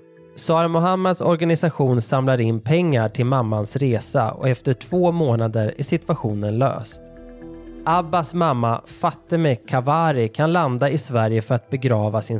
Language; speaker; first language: Swedish; native; Swedish